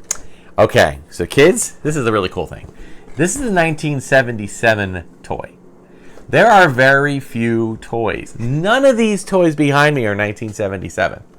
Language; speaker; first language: English; native; English